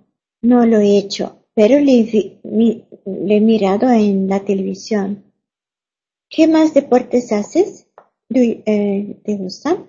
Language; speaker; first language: Spanish; non-native, learner; German